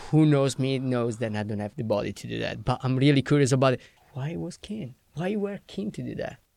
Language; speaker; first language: English; non-native, fluent; Italian